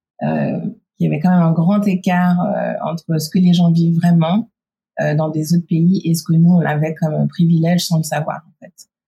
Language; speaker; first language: French; native; French